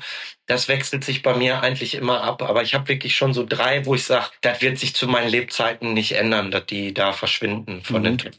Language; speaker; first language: German; native; German